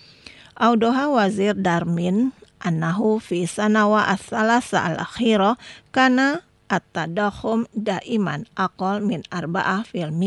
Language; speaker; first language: Arabic; non-native, fluent; Indonesian